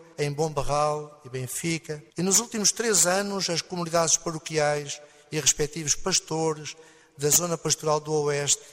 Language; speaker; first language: Portuguese; native; Portuguese